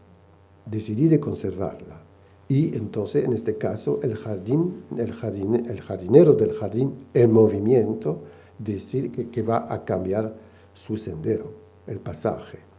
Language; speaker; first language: Spanish; non-native, fluent; French